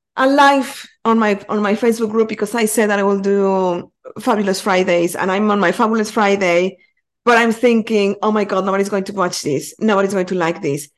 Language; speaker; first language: English; non-native, fluent; Spanish